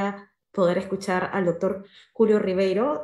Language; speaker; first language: Spanish; native; Spanish